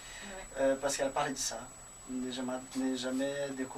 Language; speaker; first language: French; non-native, fluent; Portuguese